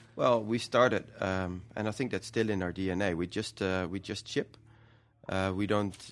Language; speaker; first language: English; non-native, fluent; Dutch